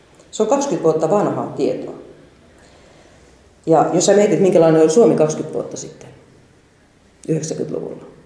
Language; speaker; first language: Finnish; native; Finnish